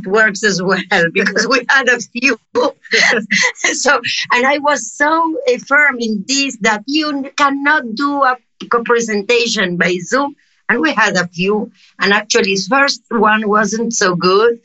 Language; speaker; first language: English; non-native, fluent; Spanish